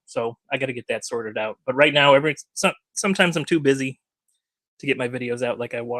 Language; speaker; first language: English; native; English